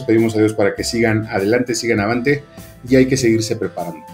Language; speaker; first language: Spanish; native; Spanish